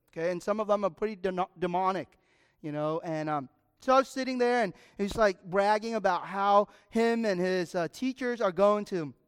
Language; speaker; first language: English; native; English